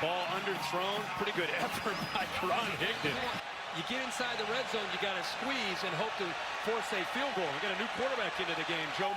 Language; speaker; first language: English; native; English